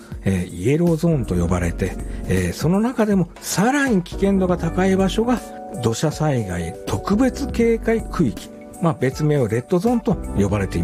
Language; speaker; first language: Japanese; native; Japanese